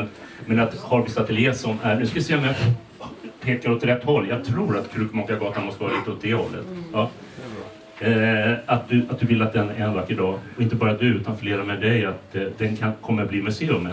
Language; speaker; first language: Swedish; native; Swedish